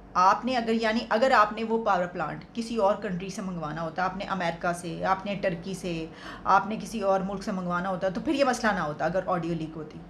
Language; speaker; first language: Urdu; native; Urdu